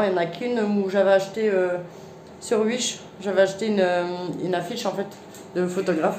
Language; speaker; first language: French; native; French